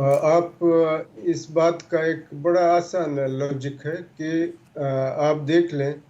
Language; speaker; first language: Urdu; non-native, local second language; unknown